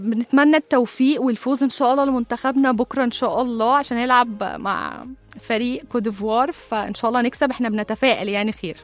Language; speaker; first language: Arabic; native; Arabic